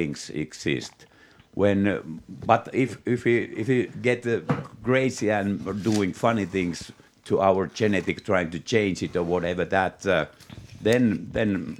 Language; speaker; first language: English; non-native, learner; Finnish